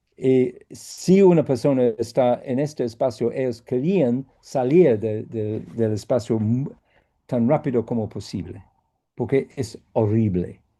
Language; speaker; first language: Spanish; non-native, fluent; English